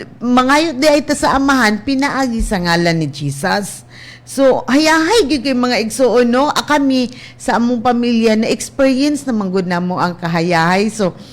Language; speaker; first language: Cebuano; non-native, local second language; Hiligaynon